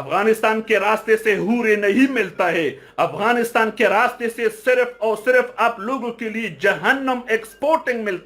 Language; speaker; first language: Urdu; non-native, fluent; Pashto